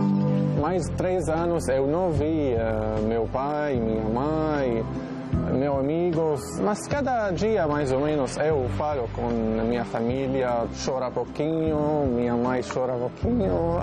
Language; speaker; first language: Portuguese; non-native, learner; Arabic